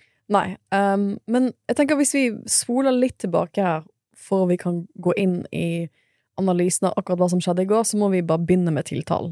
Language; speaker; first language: Norwegian; native; Norwegian